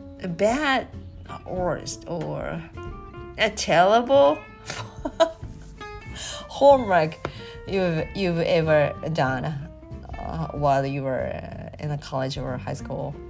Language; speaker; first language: English; non-native, learner; Japanese